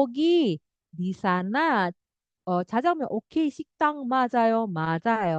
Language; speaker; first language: Korean; non-native, fluent; Indonesian